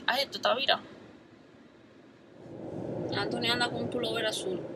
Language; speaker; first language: Spanish; native; Spanish